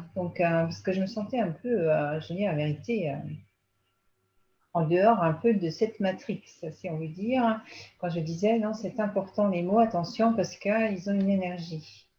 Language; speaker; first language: French; native; French